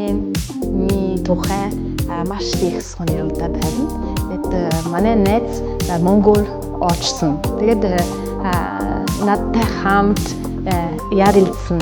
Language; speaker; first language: Mongolian; non-native, learner; Italian